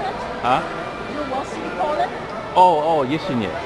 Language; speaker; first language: Polish; non-native, learner; English